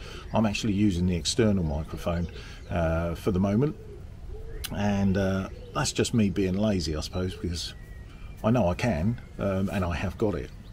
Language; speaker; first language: English; native; English